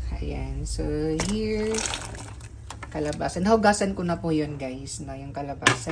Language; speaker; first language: Filipino; non-native, local second language; Cebuano